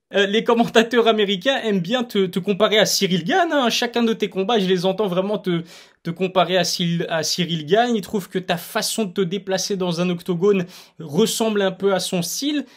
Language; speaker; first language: French; native; French